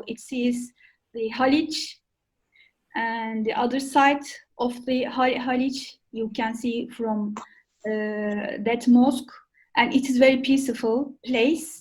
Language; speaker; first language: English; non-native, fluent; Turkish